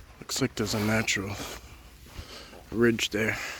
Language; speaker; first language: English; native; English